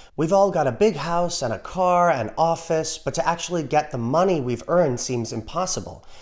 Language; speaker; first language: English; native; English